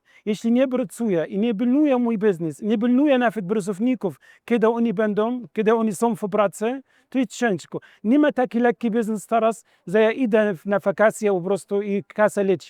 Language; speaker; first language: Polish; non-native, fluent; Arabic